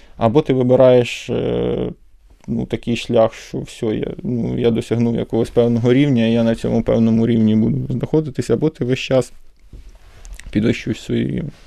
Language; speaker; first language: Ukrainian; native; Ukrainian